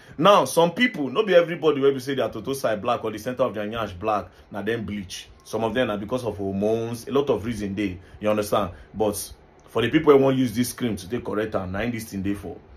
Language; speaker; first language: Nigerian Pidgin; native; Nigerian Pidgin